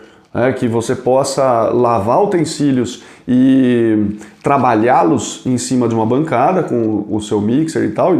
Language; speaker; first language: Portuguese; native; Portuguese